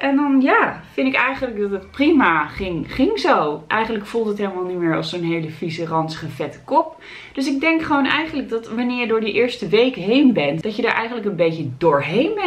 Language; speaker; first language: Dutch; native; Dutch